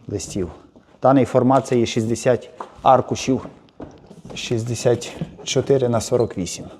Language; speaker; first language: Ukrainian; native; Ukrainian